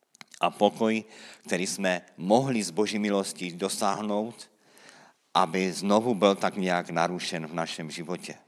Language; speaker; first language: Czech; native; Czech